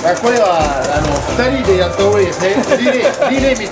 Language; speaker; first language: Japanese; non-native, fluent; French